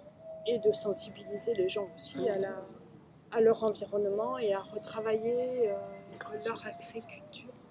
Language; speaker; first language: French; native; French